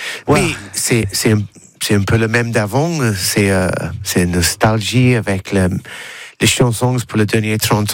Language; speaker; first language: French; non-native, learner; English